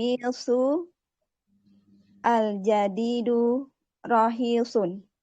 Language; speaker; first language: Arabic; non-native, learner; Indonesian